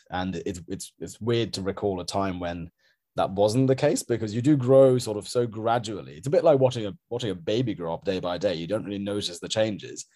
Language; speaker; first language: English; native; English